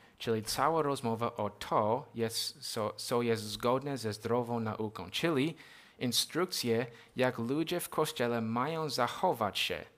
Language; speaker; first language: Polish; non-native, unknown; English